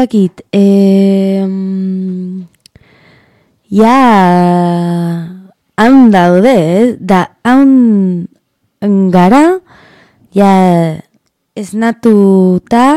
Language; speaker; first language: Basque; non-native, learner; Spanish